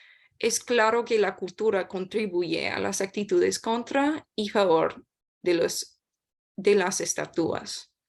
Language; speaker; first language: Spanish; non-native, learner; English